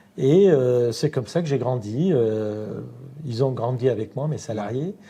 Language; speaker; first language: French; non-native, fluent; Armenian